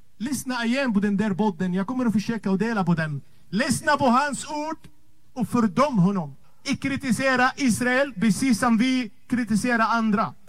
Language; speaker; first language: Swedish; non-native, fluent; Arabic